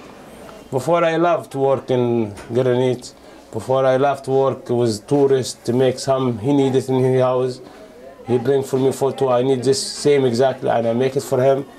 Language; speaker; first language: English; non-native, learner; Arabic